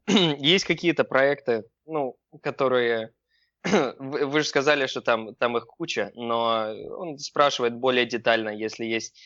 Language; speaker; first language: Russian; early bilingual, heritage; Russian